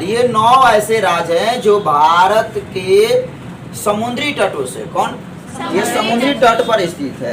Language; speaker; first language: Hindi; native; Hindi